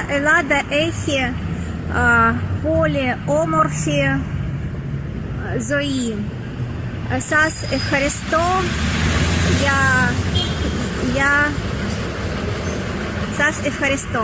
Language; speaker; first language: Greek; non-native, learner; Russian